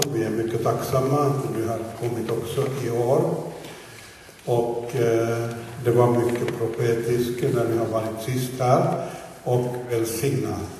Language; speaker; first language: Swedish; non-native, fluent; Finnish